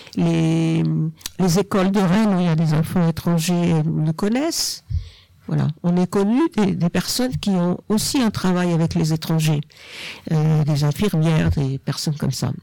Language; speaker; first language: French; native; French